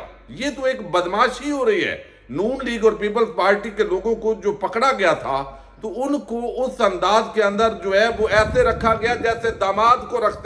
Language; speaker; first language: Urdu; native; Urdu